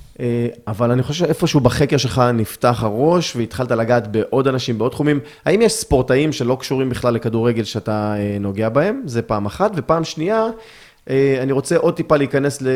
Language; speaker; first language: Hebrew; native; Hebrew